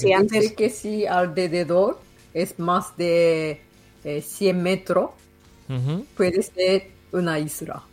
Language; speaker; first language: Spanish; non-native, learner; Japanese